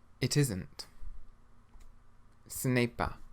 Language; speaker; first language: French; non-native, fluent; English